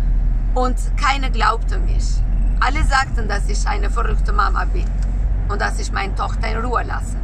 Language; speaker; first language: German; non-native, learner; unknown